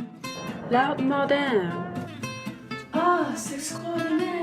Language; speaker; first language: French; non-native, learner; English